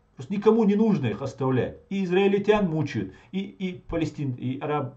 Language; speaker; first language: Russian; non-native, local second language; Chechen